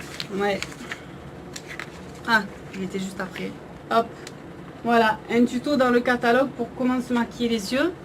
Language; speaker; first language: French; native; French